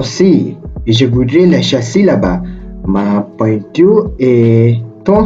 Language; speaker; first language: French; non-native, learner; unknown